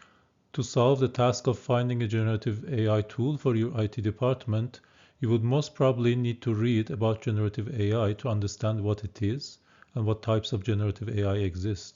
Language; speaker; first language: English; non-native, fluent; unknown